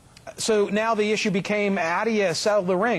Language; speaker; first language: English; native; English